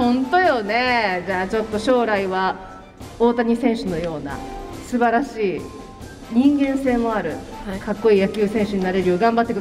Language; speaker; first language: Japanese; native; Japanese